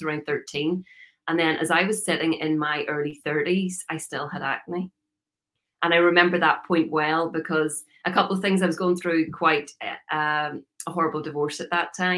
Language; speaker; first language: English; native; English